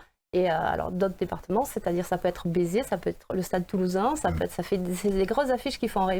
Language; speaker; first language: French; native; French